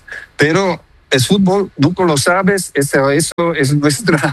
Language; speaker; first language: Spanish; non-native, learner; Dutch